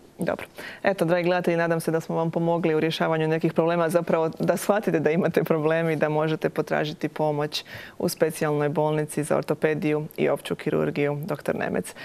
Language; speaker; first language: Croatian; native; Croatian